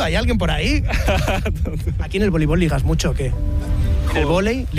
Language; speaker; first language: Spanish; native; Spanish